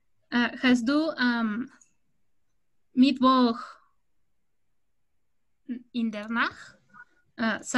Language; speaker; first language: German; non-native, learner; Spanish